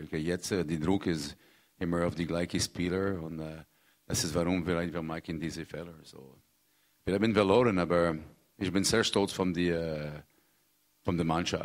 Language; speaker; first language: German; non-native, fluent; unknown